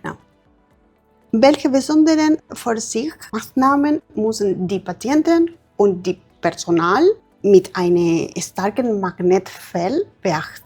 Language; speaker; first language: German; non-native, learner; Spanish